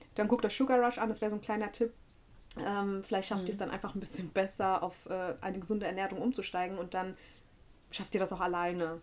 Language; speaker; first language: German; native; German